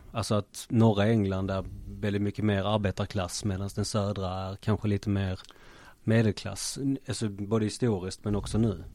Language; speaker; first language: Swedish; native; Swedish